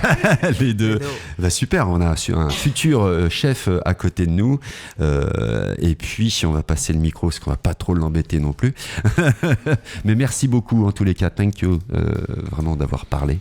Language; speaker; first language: French; native; French